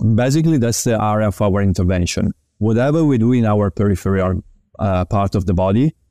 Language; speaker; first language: English; non-native, fluent; Italian